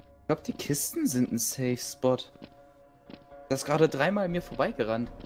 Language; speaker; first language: German; native; German